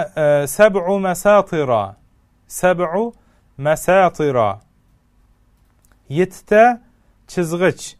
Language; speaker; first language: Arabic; non-native, fluent; Uzbek